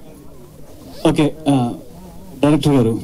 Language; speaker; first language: Telugu; native; Telugu